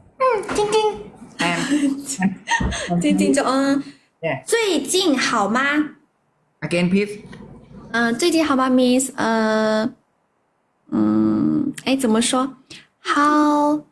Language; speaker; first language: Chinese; non-native, learner; Thai